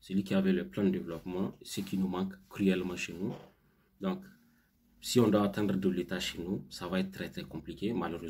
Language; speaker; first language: French; non-native, local second language; Hausa